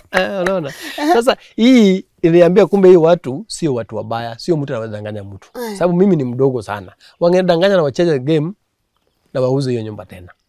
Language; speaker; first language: Swahili; native; Swahili